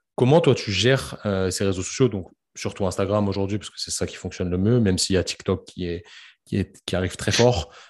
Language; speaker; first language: French; native; French